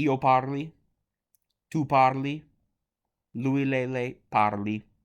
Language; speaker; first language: Italian; non-native, fluent; English